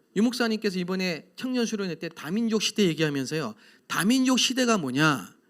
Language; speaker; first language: Korean; native; Korean